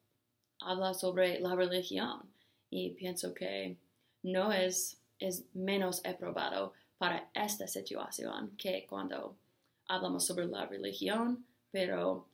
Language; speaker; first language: Spanish; non-native, learner; English